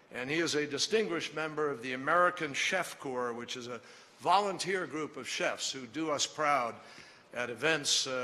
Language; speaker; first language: English; native; English